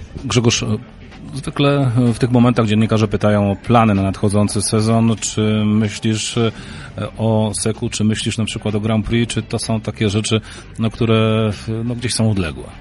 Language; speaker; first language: Polish; native; Polish